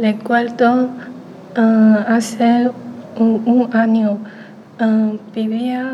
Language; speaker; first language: Spanish; non-native, learner; Chinese